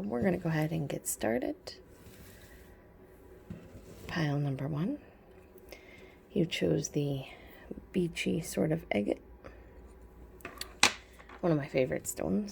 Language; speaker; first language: English; native; English